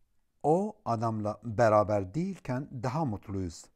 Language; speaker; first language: Turkish; non-native, learner; Central Kurdish